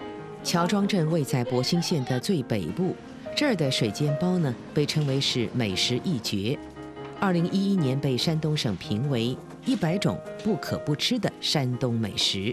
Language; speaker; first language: Chinese; native; Chinese